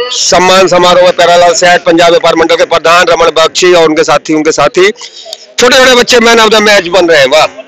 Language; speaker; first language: Hindi; non-native, local second language; Punjabi